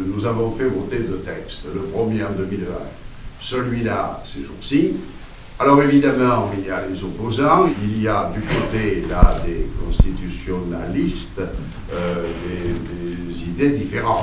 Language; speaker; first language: French; native; French